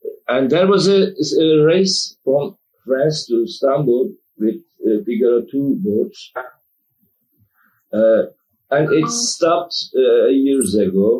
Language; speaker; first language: English; non-native, fluent; Turkish